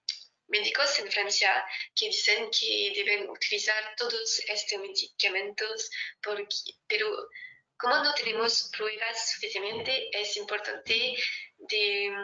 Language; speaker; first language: Spanish; non-native, fluent; French